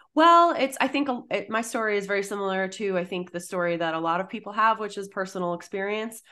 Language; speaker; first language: English; native; English